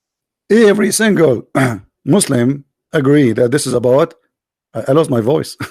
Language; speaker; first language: English; non-native, local second language; Arabic